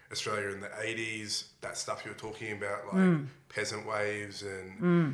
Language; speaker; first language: English; native; English